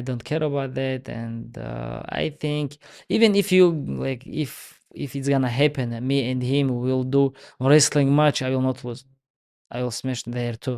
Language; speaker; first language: English; non-native, learner; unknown